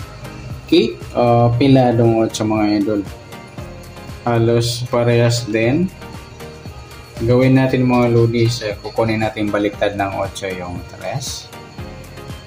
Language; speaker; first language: Filipino; native; Filipino